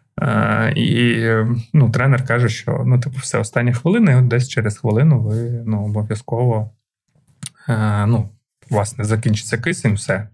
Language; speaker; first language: Ukrainian; non-native, local second language; Russian